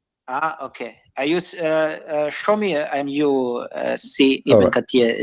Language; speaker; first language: English; non-native, learner; German